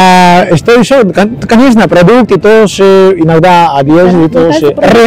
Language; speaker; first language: Russian; non-native, learner; Spanish